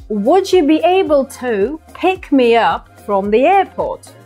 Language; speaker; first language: English; non-native, fluent; Russian